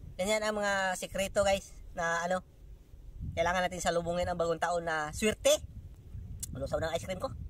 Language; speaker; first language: Filipino; non-native, local second language; Cebuano